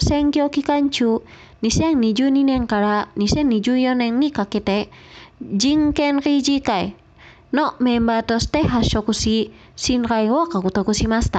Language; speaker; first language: Japanese; non-native, fluent; Indonesian